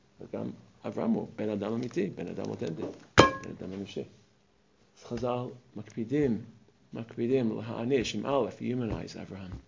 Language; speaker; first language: Hebrew; non-native, fluent; English